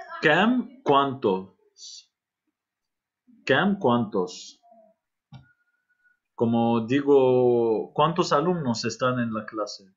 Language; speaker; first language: Spanish; non-native, fluent; Arabic